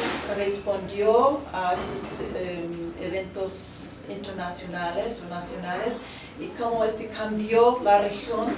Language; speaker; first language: Spanish; non-native, fluent; English